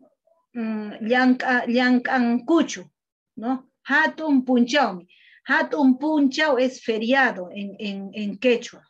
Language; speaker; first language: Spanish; non-native, local second language; Quechua